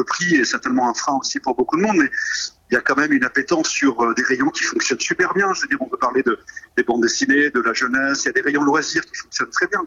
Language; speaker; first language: French; native; French